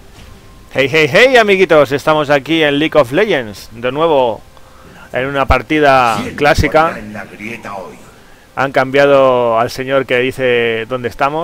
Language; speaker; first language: Spanish; native; Spanish